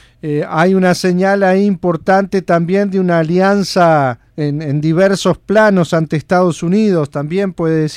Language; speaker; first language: Spanish; native; Spanish